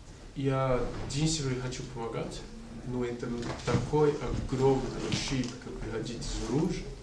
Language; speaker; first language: Russian; non-native, learner; Portuguese